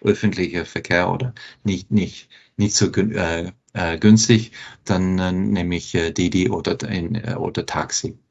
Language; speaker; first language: German; non-native, fluent; English